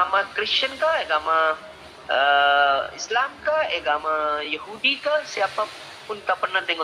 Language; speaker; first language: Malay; non-native, learner; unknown